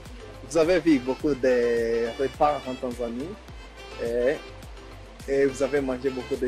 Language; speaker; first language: French; non-native, learner; Swahili